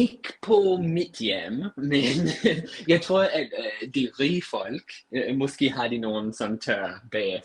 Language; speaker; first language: Danish; non-native, fluent; English